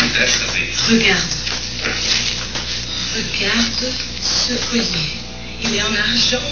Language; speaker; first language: French; non-native, fluent; Portuguese